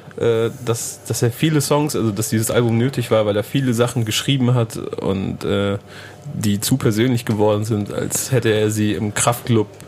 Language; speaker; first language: German; native; German